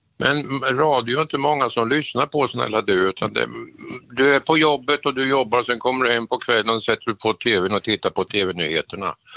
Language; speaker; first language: Swedish; native; Swedish